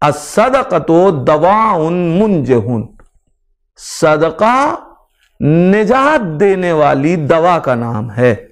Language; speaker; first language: Hindi; native; Hindi